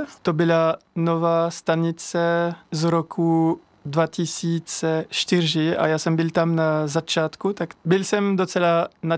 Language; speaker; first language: Czech; non-native, learner; French